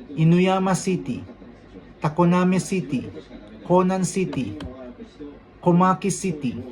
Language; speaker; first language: English; non-native, local second language; Filipino